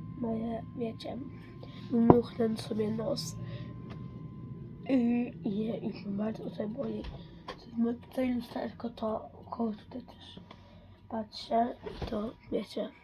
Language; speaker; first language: Polish; early bilingual, heritage; Dutch